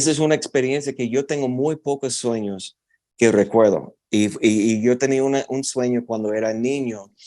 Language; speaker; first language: Spanish; non-native, fluent; English